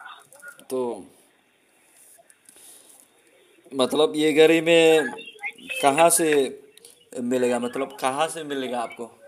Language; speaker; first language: Hindi; non-native, local second language; Khasi